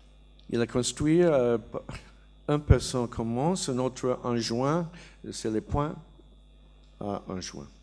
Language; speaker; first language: French; non-native, learner; English